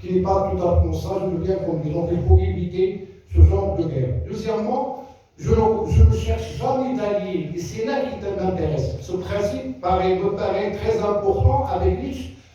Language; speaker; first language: French; non-native, local second language; Arabic